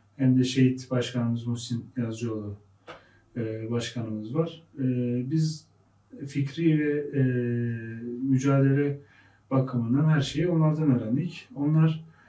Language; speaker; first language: Turkish; native; Turkish